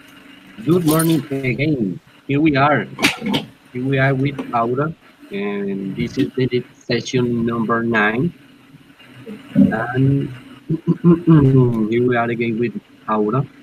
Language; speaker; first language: English; non-native, learner; Spanish